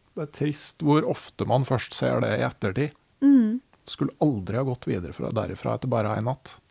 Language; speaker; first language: Norwegian; native; Norwegian